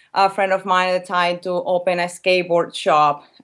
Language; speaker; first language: English; non-native, fluent; Spanish